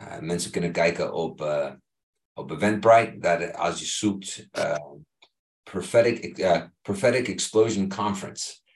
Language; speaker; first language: Dutch; non-native, fluent; English